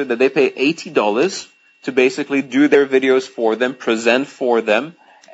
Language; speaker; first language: English; non-native, fluent; Greek